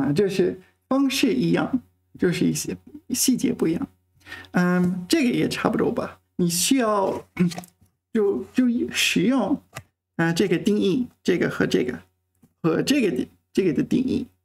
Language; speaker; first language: Chinese; non-native, fluent; English